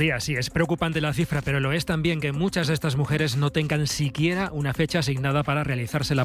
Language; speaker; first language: Spanish; native; Spanish